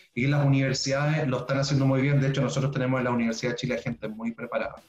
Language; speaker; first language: Spanish; native; Spanish